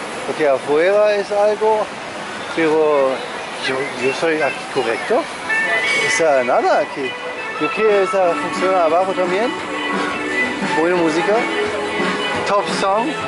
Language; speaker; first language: Spanish; non-native, learner; German